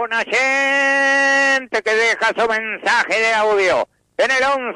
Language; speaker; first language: Spanish; native; Spanish